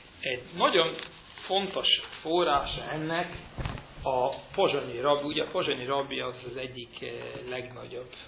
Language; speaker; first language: Hungarian; early bilingual, heritage; Hungarian